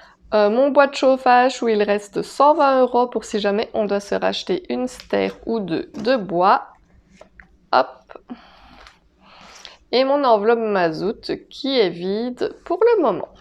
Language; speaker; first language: French; native; French